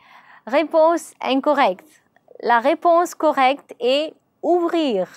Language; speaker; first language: French; non-native, learner; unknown